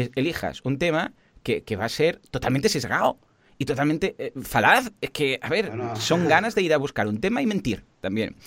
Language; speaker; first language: Spanish; native; Spanish